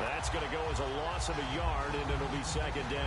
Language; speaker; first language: English; native; English